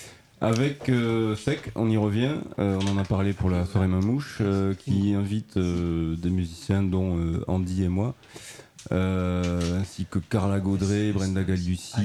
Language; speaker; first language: French; native; French